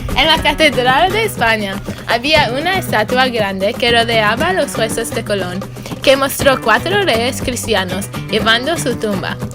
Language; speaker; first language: Spanish; non-native, learner; English